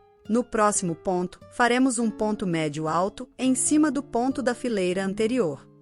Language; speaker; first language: Portuguese; native; Portuguese